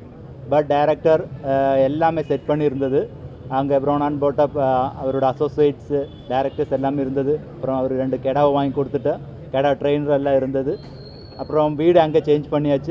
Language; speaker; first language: Tamil; non-native, local second language; Malayalam